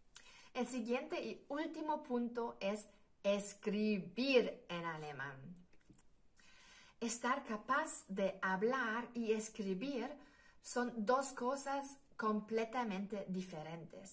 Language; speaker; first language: Spanish; non-native, fluent; German